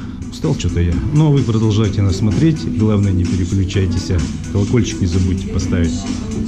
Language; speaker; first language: Russian; native; Russian